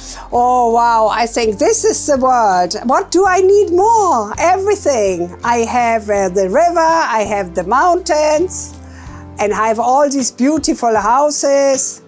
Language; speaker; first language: English; non-native, fluent; German